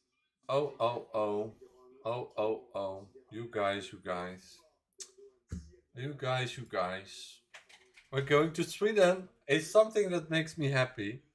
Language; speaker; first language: English; non-native, fluent; Dutch